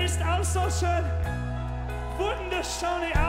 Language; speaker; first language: German; non-native, learner; English